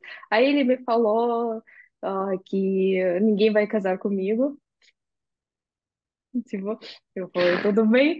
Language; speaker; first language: Portuguese; non-native, fluent; Russian